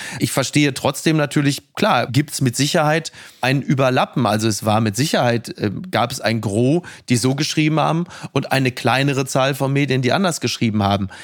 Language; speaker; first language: German; native; German